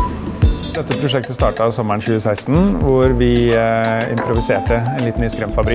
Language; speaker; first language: Norwegian; native; Norwegian